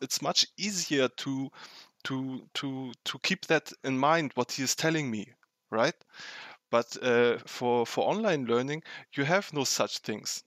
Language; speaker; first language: English; non-native, fluent; German